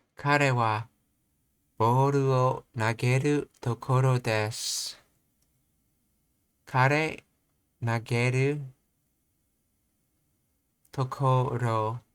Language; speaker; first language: Japanese; non-native, learner; English